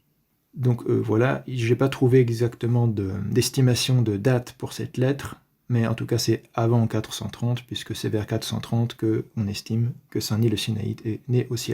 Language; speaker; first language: French; native; French